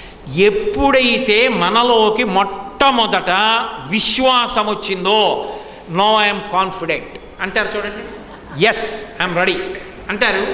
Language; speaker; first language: Telugu; native; Telugu